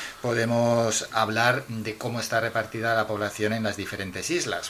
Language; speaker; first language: Spanish; native; Spanish